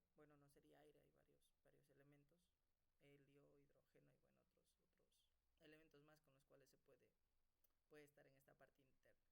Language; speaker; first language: Spanish; native; Spanish